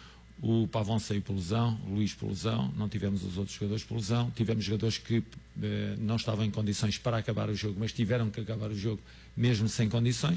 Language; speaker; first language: Portuguese; native; Portuguese